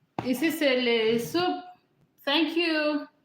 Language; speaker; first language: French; non-native, learner; English